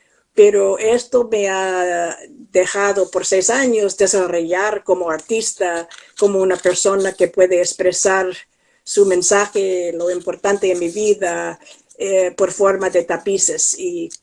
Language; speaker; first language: Spanish; non-native, fluent; English